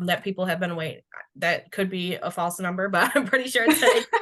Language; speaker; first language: English; native; English